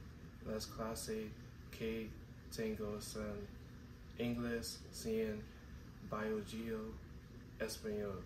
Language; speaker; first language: Spanish; non-native, learner; English